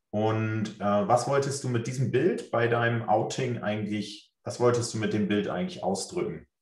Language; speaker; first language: German; native; German